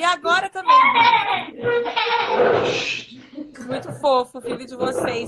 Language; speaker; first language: Portuguese; native; Portuguese